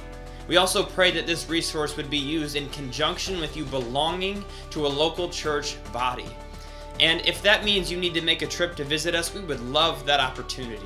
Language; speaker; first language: English; native; English